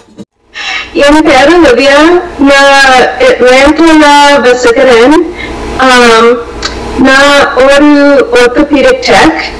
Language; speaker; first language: Tamil; non-native, learner; English